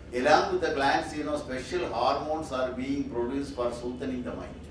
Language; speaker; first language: English; non-native, local second language; Malayalam